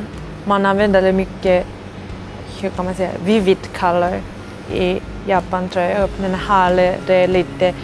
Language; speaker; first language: Swedish; non-native, learner; Japanese